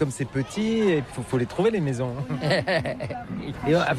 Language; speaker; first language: French; native; French